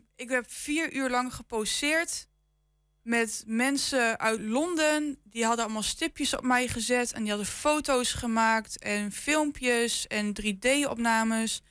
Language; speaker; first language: Dutch; native; Dutch